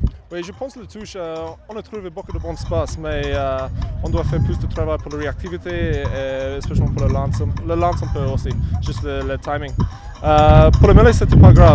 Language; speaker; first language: French; non-native, learner; English